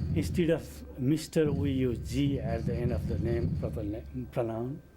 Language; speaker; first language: English; non-native, local second language; Nepali